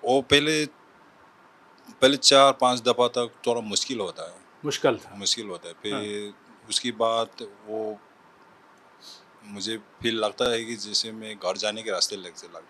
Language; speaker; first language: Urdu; non-native, learner; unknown